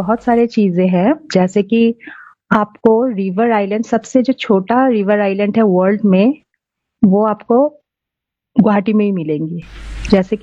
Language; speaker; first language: Hindi; non-native, local second language; Assamese